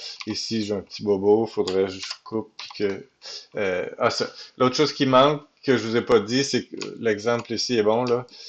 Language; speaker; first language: French; native; French